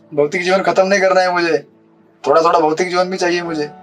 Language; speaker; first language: Hindi; non-native, local second language; Marathi